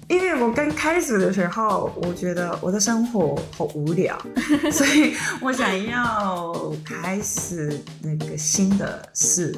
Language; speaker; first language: Chinese; non-native, learner; Japanese